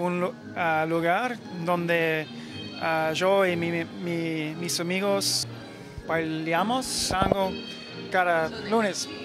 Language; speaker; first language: Spanish; non-native, learner; English